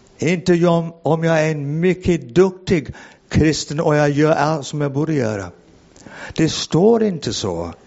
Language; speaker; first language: Swedish; non-native, fluent; English